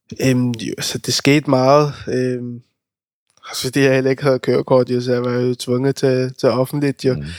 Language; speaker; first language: Danish; early bilingual, other home language; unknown